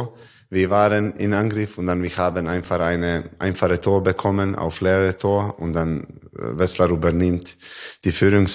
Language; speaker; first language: German; non-native, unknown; Serbian